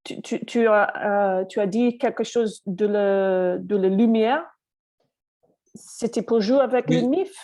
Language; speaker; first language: French; non-native, learner; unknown